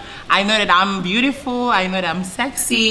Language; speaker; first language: English; non-native, learner; Indonesian